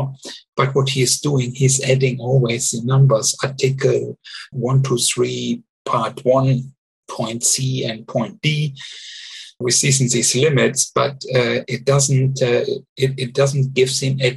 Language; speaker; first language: English; non-native, learner; German